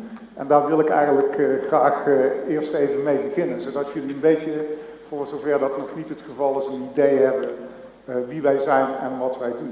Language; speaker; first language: Dutch; native; Dutch